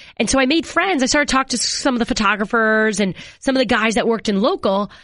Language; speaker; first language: English; native; English